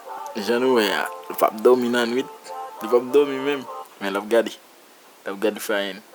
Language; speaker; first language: French; non-native, learner; Haitian Creole